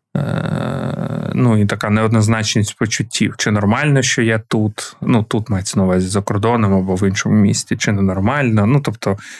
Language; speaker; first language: Ukrainian; non-native, local second language; Russian